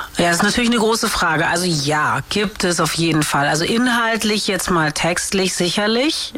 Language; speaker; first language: German; native; German